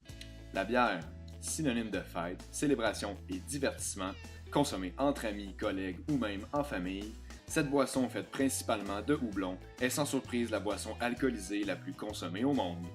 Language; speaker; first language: French; native; French